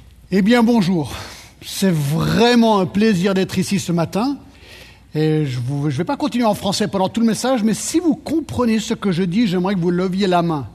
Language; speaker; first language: French; early bilingual, other home language; English